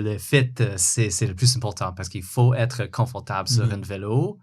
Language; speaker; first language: French; non-native, fluent; English